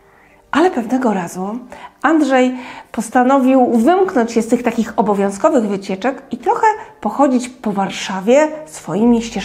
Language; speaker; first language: Polish; native; Polish